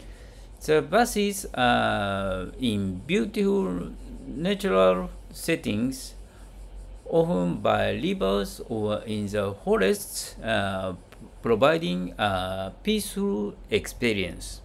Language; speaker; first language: English; non-native, learner; Japanese